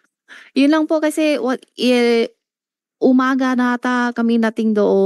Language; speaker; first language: Filipino; non-native, learner; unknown